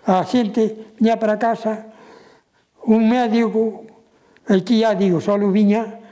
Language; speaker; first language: Spanish; non-native, local second language; Galician